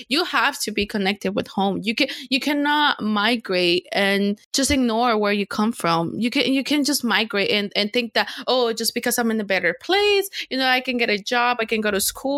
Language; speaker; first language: English; non-native, fluent; Spanish